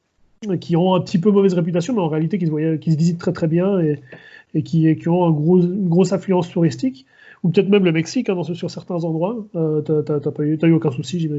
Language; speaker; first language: French; native; French